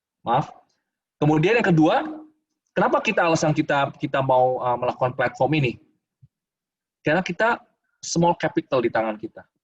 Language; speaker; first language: Indonesian; native; Indonesian